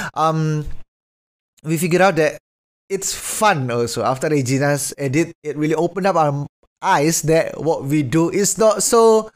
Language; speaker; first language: English; non-native, fluent; Indonesian